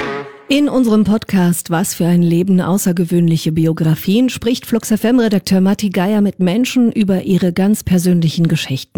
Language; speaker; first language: German; native; German